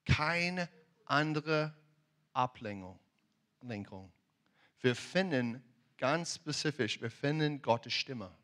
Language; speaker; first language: German; non-native, fluent; English